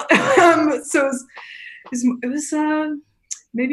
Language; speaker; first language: English; native; English